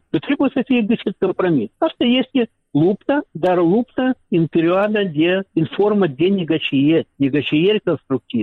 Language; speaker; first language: Romanian; non-native, local second language; Russian